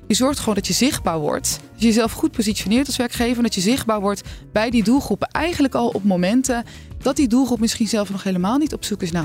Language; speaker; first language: Dutch; native; Dutch